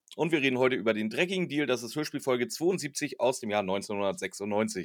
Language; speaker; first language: German; native; German